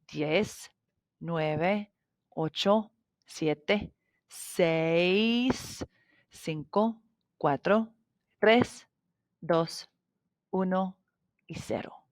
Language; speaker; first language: Spanish; non-native, fluent; English